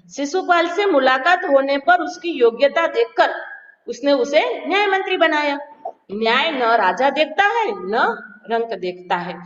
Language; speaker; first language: Hindi; non-native, local second language; Gujarati